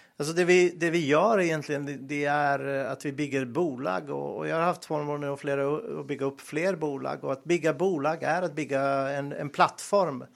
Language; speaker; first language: Swedish; non-native, fluent; Serbian